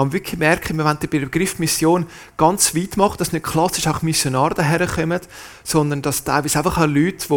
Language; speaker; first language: German; native; German